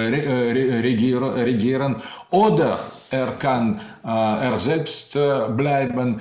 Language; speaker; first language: German; non-native, learner; Russian